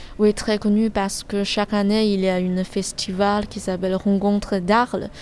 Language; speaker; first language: French; non-native, learner; Chinese